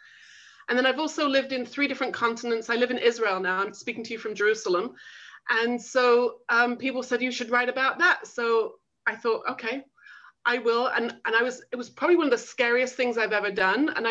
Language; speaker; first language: English; native; English